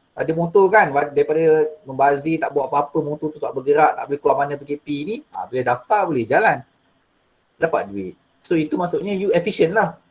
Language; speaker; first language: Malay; native; Malay